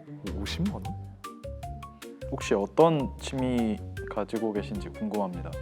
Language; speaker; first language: Korean; native; Korean